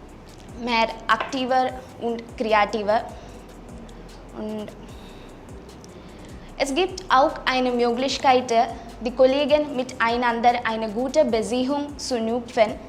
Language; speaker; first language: German; non-native, fluent; Malayalam